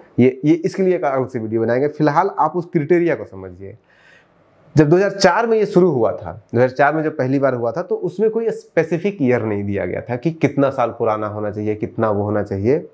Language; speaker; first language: Hindi; native; Hindi